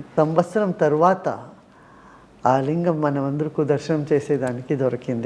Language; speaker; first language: Telugu; non-native, local second language; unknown